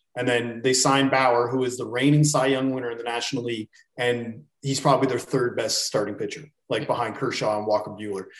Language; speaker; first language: English; native; English